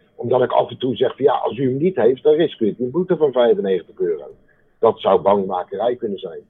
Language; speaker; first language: Dutch; native; Dutch